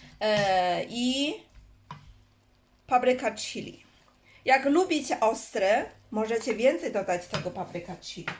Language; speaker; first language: Polish; non-native, learner; Chinese